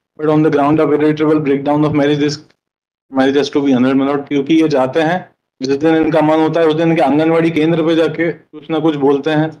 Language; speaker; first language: Hindi; native; Hindi